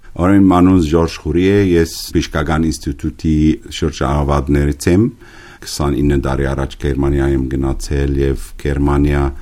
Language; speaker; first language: Armenian; early bilingual, heritage; Armenian